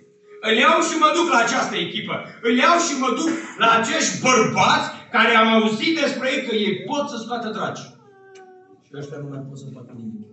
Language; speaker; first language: Romanian; native; Romanian